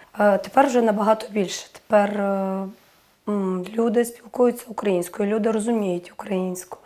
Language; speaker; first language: Ukrainian; native; Ukrainian